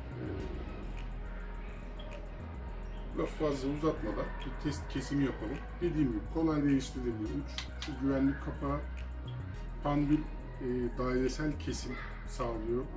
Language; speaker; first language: Turkish; native; Turkish